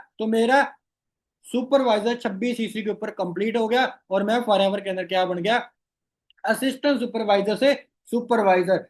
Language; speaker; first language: Hindi; non-native, local second language; Rajasthani